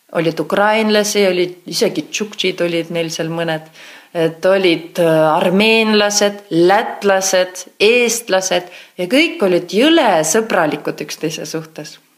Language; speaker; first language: Estonian; non-native, local second language; Russian